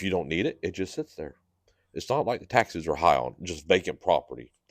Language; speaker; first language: English; native; English